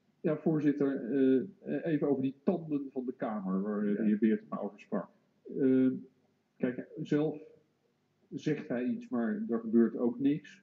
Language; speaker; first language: Dutch; native; Dutch